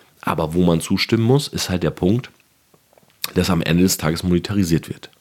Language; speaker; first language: German; native; German